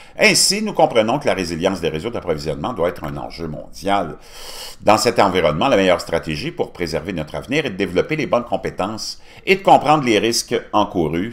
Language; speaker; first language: French; native; French